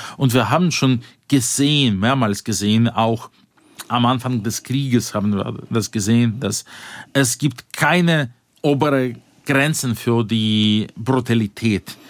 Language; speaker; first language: German; non-native, fluent; Russian